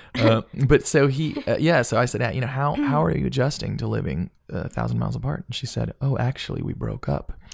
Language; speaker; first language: English; native; English